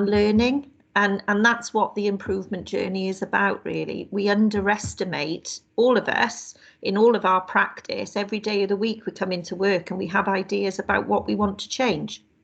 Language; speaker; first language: English; native; English